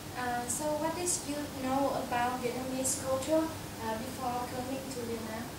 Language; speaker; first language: English; non-native, learner; Vietnamese